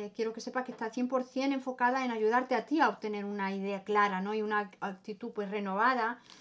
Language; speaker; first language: Spanish; early bilingual, heritage; German